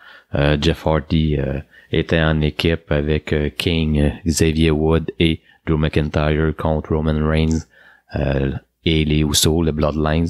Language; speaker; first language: French; native; French